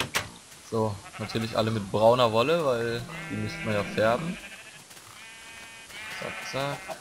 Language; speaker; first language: German; native; German